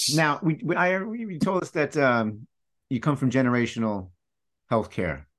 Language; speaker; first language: English; native; English